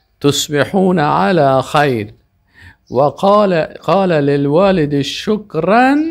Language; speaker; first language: Arabic; non-native, fluent; Persian